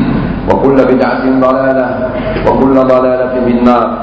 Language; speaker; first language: Arabic; native; Arabic